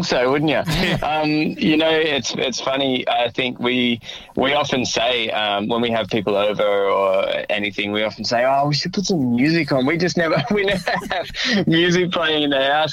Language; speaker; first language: English; native; English